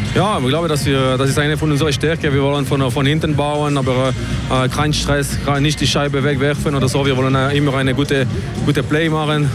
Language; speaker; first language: German; non-native, local second language; French